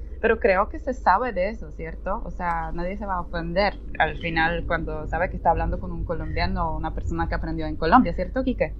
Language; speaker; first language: Spanish; non-native, fluent; Polish